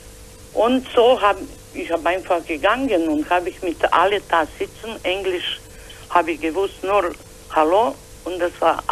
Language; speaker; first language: German; non-native, learner; Croatian